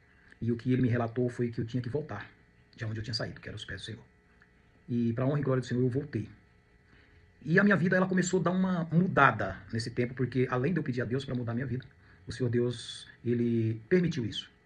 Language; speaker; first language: Portuguese; native; Portuguese